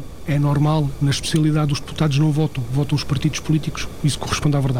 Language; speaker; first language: Portuguese; native; Portuguese